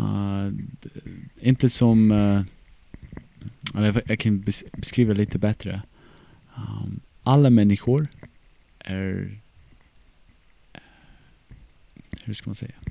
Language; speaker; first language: Swedish; non-native, fluent; English